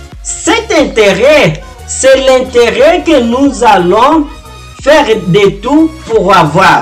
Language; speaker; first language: French; non-native, learner; Portuguese